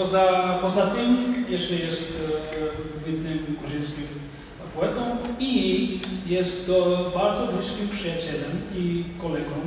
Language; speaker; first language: Polish; non-native, fluent; Georgian